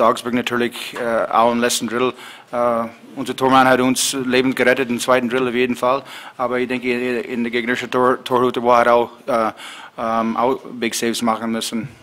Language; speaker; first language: German; non-native, fluent; English